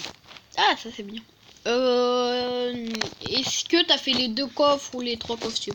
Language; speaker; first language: French; native; French